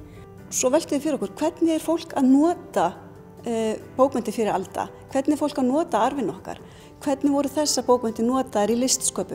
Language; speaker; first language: Icelandic; non-native, fluent; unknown